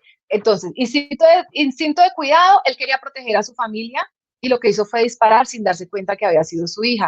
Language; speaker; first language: Spanish; native; Spanish